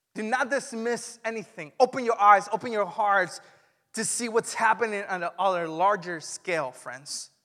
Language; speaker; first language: English; non-native, fluent; Spanish